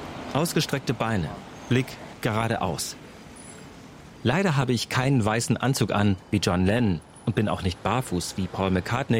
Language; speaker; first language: German; native; German